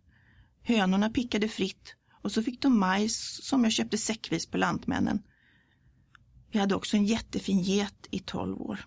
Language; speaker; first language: Swedish; early bilingual, other home language; English